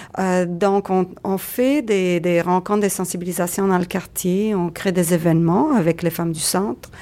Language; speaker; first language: French; native; French